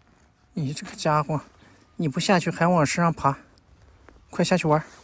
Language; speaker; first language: Chinese; native; Chinese